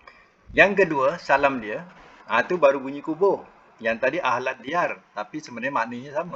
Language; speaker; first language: Malay; native; Malay